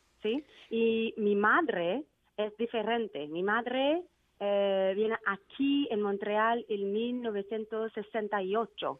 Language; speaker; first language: Spanish; non-native, learner; Vietnamese